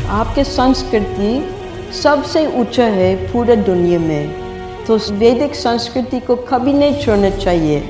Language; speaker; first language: Hindi; non-native, fluent; English